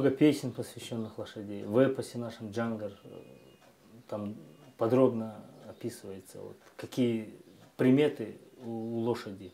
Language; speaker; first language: Russian; non-native, local second language; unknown